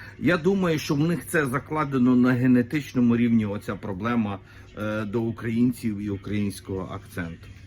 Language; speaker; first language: Ukrainian; native; Ukrainian